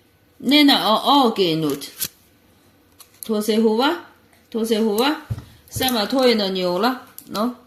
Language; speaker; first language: Finnish; non-native, learner; Chinese